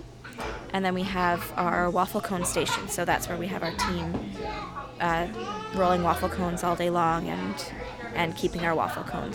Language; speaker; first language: English; native; English